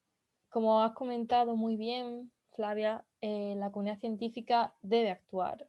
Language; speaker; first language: Spanish; native; Spanish